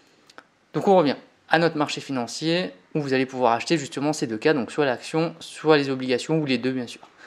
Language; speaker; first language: French; native; French